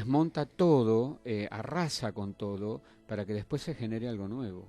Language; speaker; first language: Spanish; native; Spanish